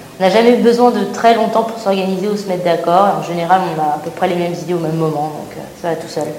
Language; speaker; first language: French; native; French